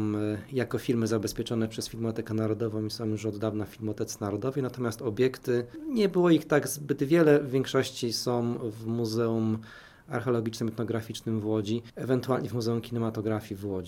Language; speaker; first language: Polish; native; Polish